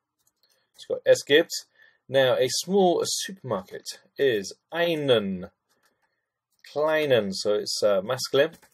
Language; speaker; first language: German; non-native, fluent; English